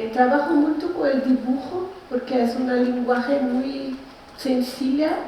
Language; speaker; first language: Spanish; non-native, learner; Portuguese